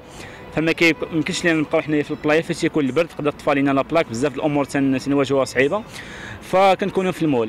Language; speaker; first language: Arabic; native; Arabic